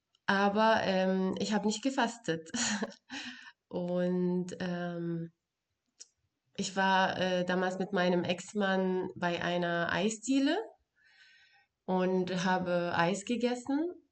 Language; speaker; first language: German; non-native, fluent; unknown